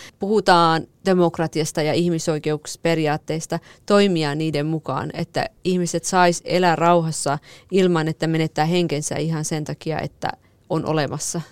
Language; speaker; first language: Finnish; early bilingual, other home language; Kurdish